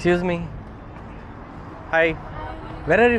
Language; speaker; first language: English; non-native, local second language; Hindi